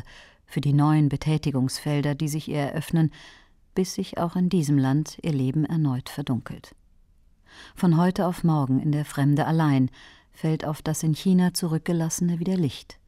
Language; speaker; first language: German; native; German